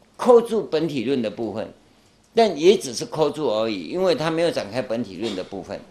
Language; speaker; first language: Chinese; non-native, local second language; Min Nan Chinese